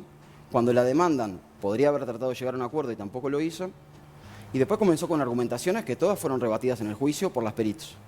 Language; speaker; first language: Spanish; native; Spanish